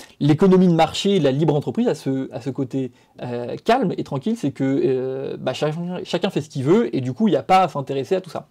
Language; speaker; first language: French; native; French